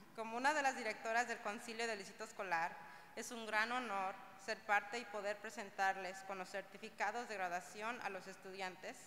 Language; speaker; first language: Spanish; early bilingual, heritage; Spanish